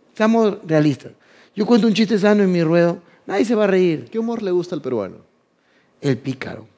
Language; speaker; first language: Spanish; native; Spanish